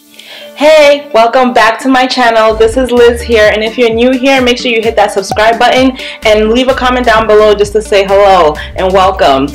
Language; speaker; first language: English; native; English